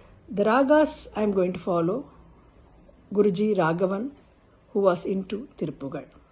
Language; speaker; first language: English; non-native, local second language; Tamil